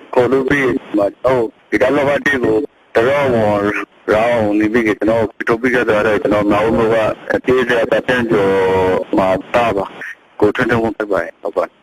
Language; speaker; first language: Burmese; native; Burmese